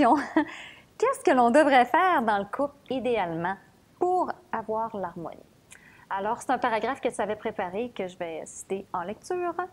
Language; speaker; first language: French; native; French